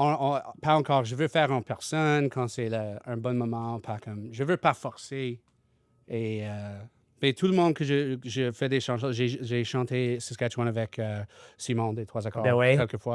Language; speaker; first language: French; non-native, learner; English